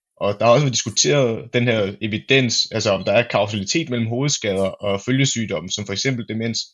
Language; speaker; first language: Danish; native; Danish